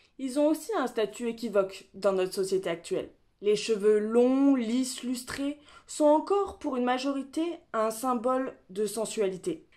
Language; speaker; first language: French; native; French